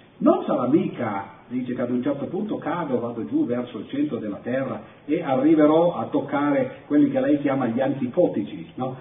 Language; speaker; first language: Italian; native; Italian